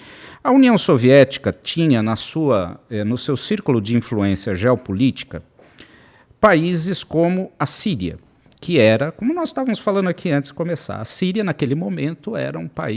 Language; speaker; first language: Portuguese; native; Portuguese